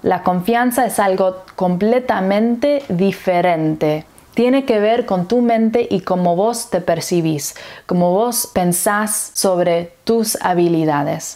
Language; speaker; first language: Spanish; early bilingual, heritage; English